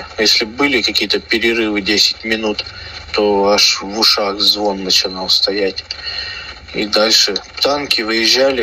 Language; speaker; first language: Russian; native; Russian